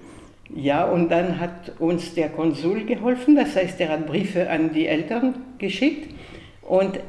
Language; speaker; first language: German; non-native, fluent; French